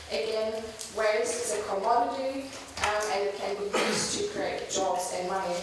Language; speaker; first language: English; non-native, fluent; German